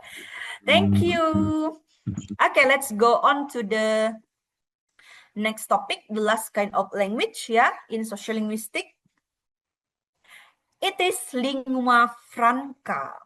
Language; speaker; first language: English; non-native, fluent; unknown